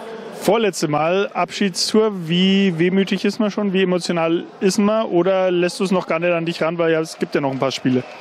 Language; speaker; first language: German; native; German